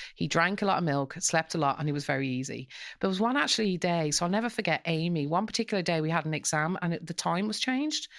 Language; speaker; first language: English; native; English